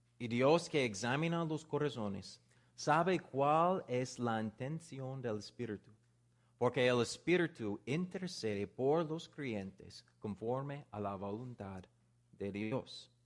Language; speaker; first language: Spanish; non-native, learner; English